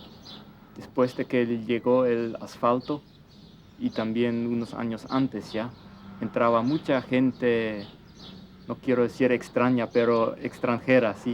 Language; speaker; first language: Spanish; early bilingual, heritage; Plautdietsch